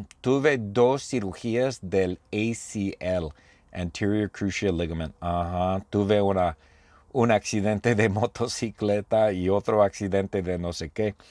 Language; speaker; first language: Spanish; non-native, fluent; English